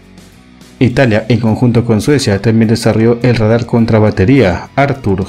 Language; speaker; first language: Spanish; native; Spanish